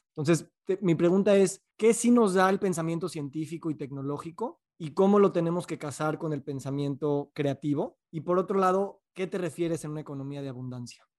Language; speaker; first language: Spanish; native; Spanish